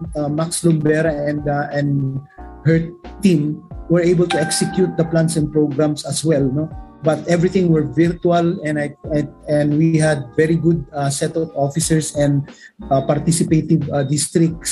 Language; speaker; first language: English; non-native, local second language; Iloko